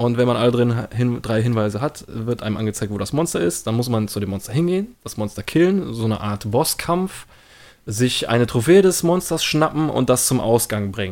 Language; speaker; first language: German; native; German